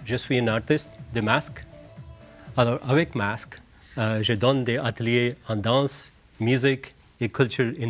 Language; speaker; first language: French; non-native, fluent; Punjabi